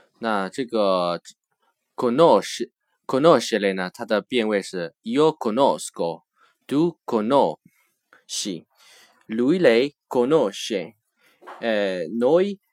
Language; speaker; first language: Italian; non-native, fluent; Chinese